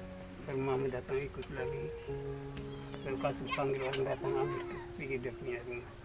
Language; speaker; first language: Indonesian; non-native, local second language; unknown